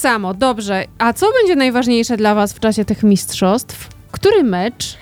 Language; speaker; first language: Polish; native; Polish